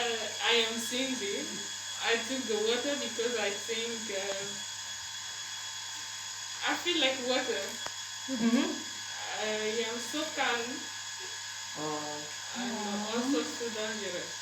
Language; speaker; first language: English; non-native, learner; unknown